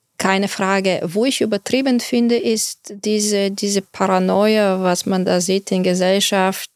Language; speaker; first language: German; non-native, fluent; Bulgarian